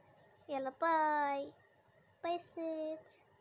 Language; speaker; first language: Arabic; native; Arabic